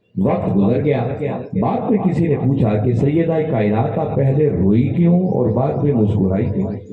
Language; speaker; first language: Urdu; non-native, local second language; Punjabi